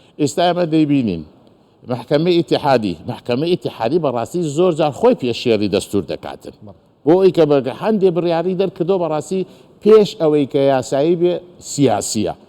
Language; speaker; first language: Central Kurdish; non-native, local second language; Azerbaijani